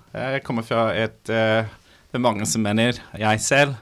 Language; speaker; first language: Norwegian; non-native, fluent; English